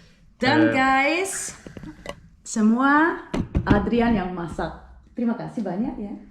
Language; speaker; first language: Indonesian; early bilingual, heritage; Indonesian